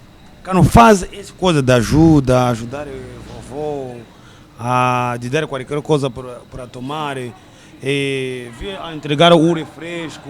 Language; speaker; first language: Portuguese; non-native, learner; Kinyarwanda